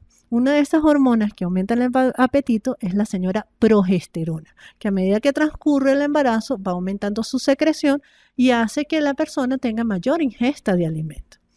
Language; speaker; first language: Spanish; native; Spanish